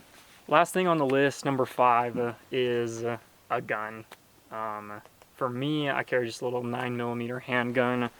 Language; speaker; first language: English; native; English